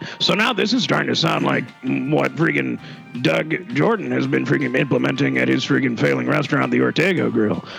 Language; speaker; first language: English; native; English